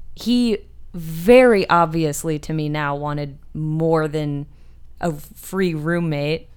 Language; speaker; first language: English; native; English